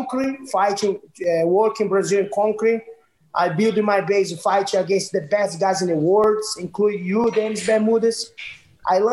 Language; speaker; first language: English; non-native, learner; Portuguese